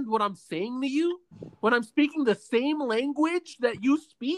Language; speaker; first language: English; early bilingual, other home language; Spanish